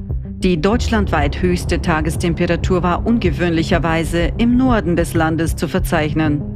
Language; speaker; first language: German; native; German